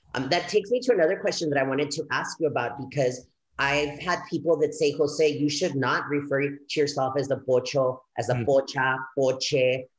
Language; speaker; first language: English; early bilingual, other home language; Spanish